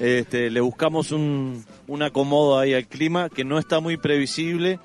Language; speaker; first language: Spanish; native; Spanish